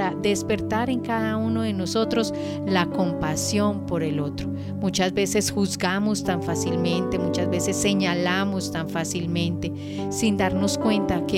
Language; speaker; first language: Spanish; native; Spanish